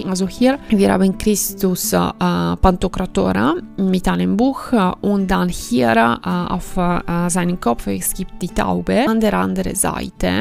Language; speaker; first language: German; non-native, fluent; Italian